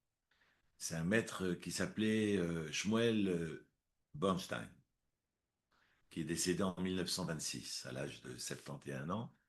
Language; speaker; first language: French; native; French